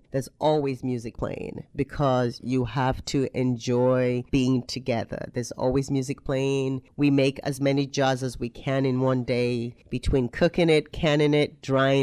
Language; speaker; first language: English; non-native, local second language; Yoruba